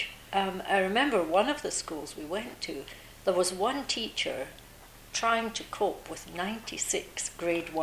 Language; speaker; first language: English; native; English